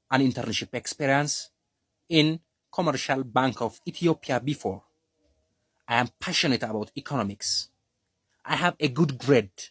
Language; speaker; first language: English; non-native, local second language; Amharic